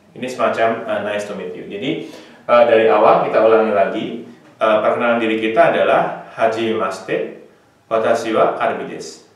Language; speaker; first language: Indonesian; native; Indonesian